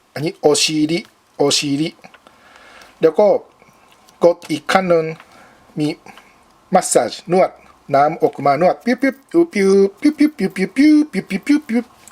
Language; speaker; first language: Thai; non-native, learner; Japanese